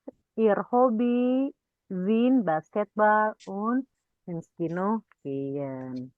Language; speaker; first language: German; non-native, learner; Indonesian